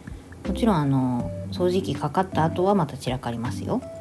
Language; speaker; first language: Japanese; native; Japanese